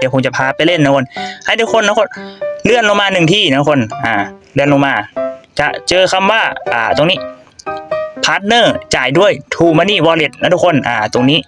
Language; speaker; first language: Thai; non-native, local second language; Northeastern Thai